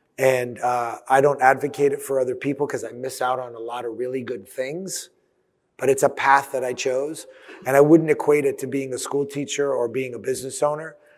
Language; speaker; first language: English; early bilingual, other home language; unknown